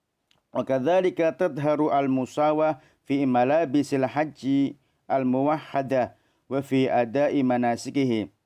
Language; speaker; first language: Arabic; non-native, fluent; Indonesian